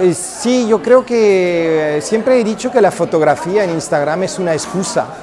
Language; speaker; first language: Spanish; early bilingual, heritage; Spanish